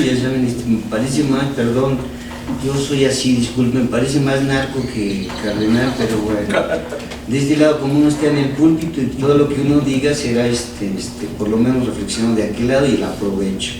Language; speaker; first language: Spanish; native; Spanish